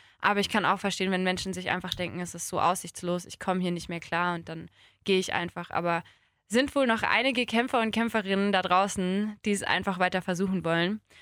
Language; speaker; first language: German; native; German